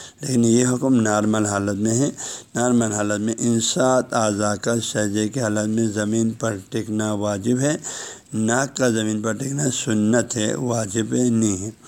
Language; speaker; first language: Urdu; non-native, local second language; Balti